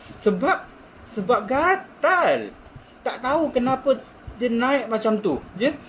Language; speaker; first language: Malay; non-native, local second language; Chinese